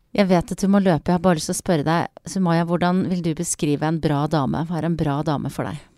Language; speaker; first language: Norwegian; native; Norwegian